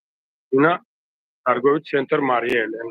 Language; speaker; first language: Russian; non-native, fluent; Tajik